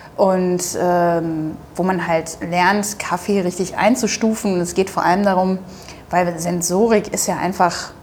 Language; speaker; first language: German; native; German